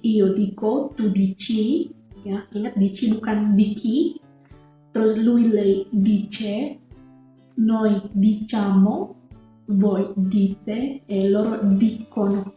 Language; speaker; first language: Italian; non-native, fluent; Indonesian